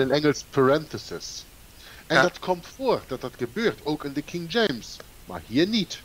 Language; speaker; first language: Dutch; non-native, fluent; German